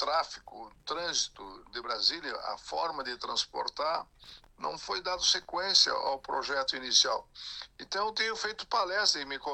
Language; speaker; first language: Portuguese; native; Portuguese